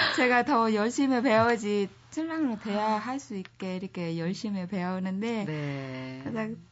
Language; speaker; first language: Korean; non-native, learner; Vietnamese